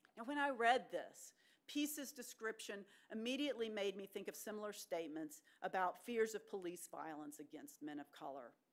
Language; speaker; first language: English; native; English